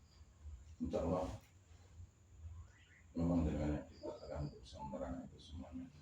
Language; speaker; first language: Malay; non-native, local second language; Javanese